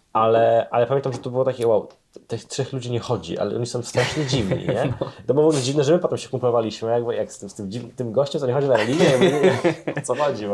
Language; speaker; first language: Polish; native; Polish